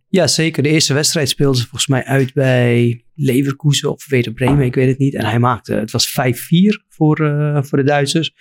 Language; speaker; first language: Dutch; non-native, fluent; Arabic